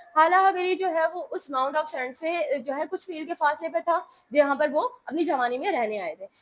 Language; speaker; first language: Urdu; native; Urdu